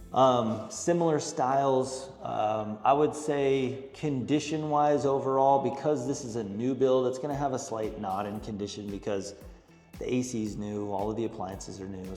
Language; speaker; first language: English; native; English